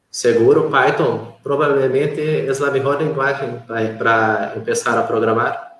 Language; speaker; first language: Spanish; non-native, fluent; Portuguese